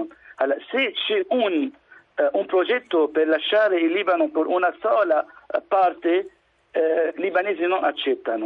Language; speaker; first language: Italian; non-native, fluent; Arabic